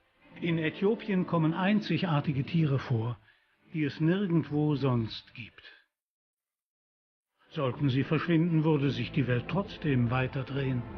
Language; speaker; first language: German; native; German